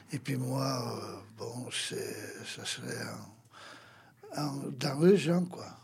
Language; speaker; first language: French; non-native, fluent; Portuguese